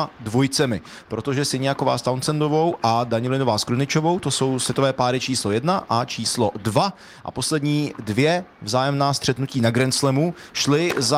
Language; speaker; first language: Czech; native; Czech